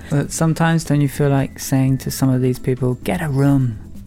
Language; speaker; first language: English; native; English